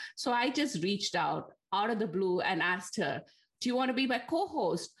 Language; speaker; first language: English; non-native, local second language; Tamil